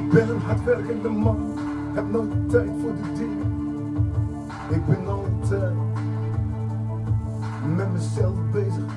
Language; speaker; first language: Dutch; non-native, fluent; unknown